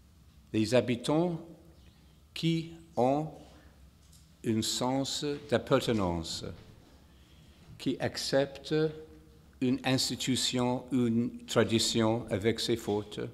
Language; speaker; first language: French; non-native, fluent; English